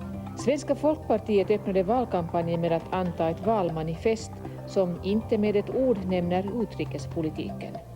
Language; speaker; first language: Swedish; native; Swedish